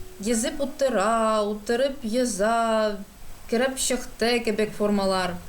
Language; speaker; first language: Tatar; non-native, local second language; Russian